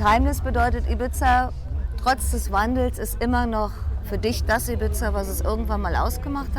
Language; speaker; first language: German; native; German